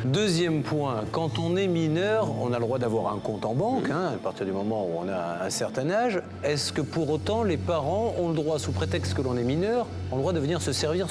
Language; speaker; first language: French; native; French